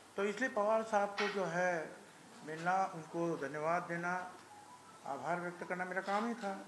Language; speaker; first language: Hindi; non-native, local second language; Marathi